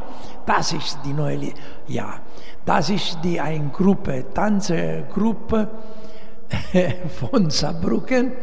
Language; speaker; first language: German; non-native, learner; Italian